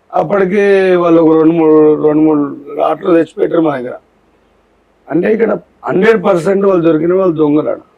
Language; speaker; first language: Telugu; native; Telugu